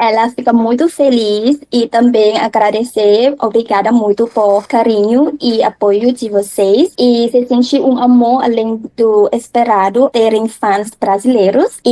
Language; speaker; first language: Portuguese; non-native, learner; Thai